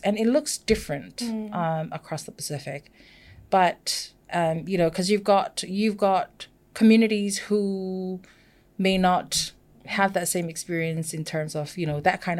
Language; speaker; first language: English; non-native, fluent; Samoan